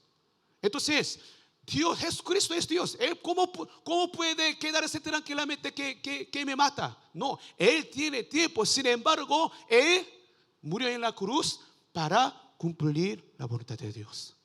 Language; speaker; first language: Spanish; non-native, learner; Korean